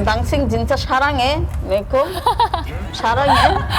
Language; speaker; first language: Korean; non-native, local second language; Bangla